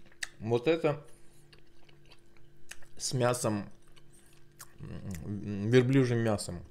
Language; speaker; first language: Russian; non-native, local second language; Azerbaijani